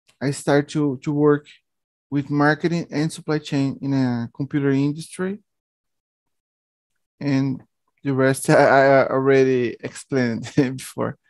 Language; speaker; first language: English; non-native, learner; Portuguese